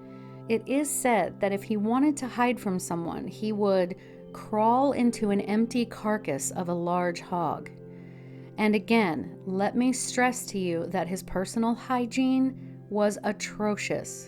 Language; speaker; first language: English; native; English